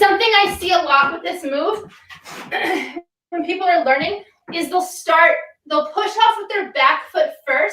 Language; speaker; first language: English; native; English